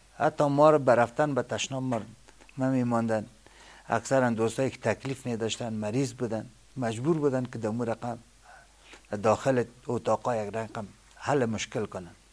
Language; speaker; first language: Persian; native; Persian